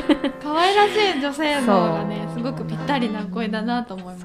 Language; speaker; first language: Japanese; native; Japanese